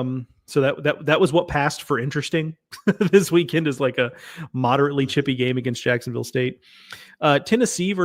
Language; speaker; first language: English; native; English